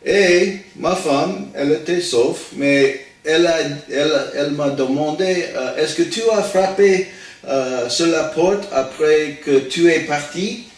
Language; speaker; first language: French; non-native, learner; English